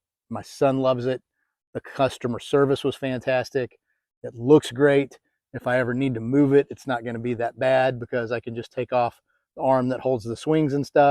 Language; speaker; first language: English; native; English